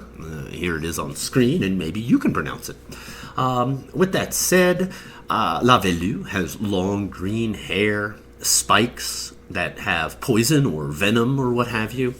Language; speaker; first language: English; native; English